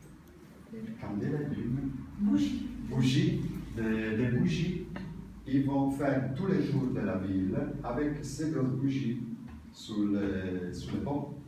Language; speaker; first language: French; non-native, learner; Italian